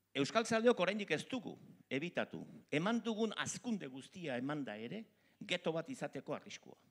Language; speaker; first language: Basque; native; Basque